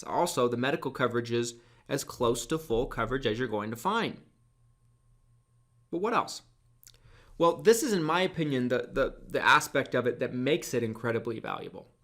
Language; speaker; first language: English; native; English